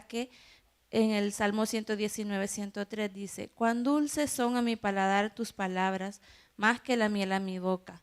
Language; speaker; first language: Spanish; native; Spanish